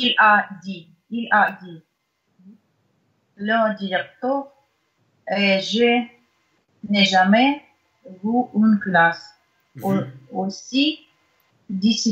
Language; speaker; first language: French; non-native, learner; Russian